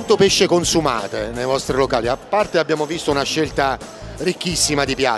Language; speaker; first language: Italian; native; Italian